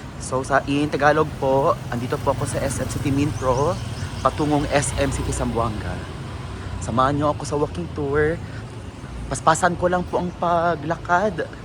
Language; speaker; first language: Filipino; non-native, local second language; Chavacano